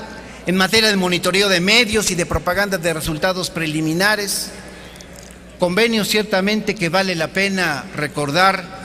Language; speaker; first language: Spanish; native; Spanish